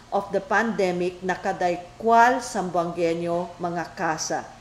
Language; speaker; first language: English; non-native, local second language; Chavacano